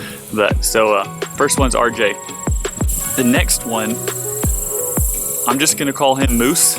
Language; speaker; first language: English; native; English